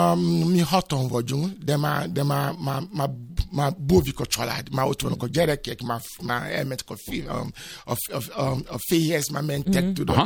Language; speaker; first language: Hungarian; non-native, learner; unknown